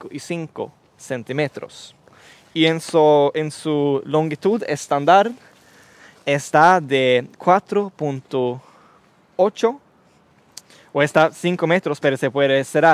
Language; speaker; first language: Spanish; non-native, learner; Swedish